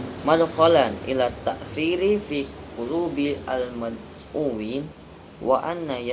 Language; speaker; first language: Arabic; non-native, learner; Indonesian